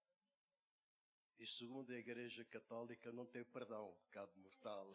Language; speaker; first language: Portuguese; native; Portuguese